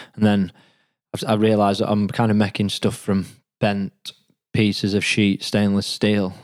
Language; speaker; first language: English; native; English